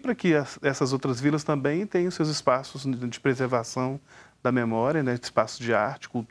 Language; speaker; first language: Portuguese; native; Portuguese